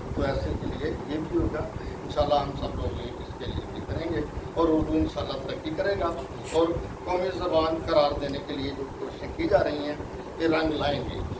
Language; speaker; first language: Urdu; non-native, local second language; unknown